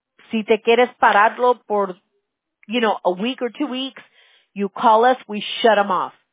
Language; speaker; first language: English; early bilingual, other home language; Spanish